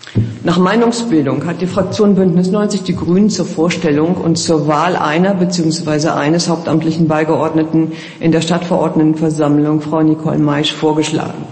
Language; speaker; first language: German; native; German